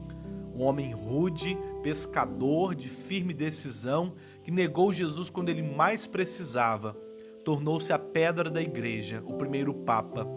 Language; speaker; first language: Portuguese; native; Portuguese